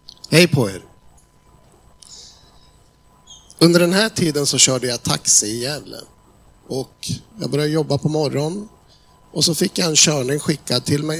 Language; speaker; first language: Swedish; native; Swedish